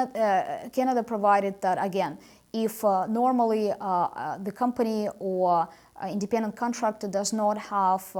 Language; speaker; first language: English; non-native, fluent; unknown